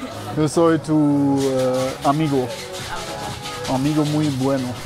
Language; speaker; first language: Spanish; non-native, learner; English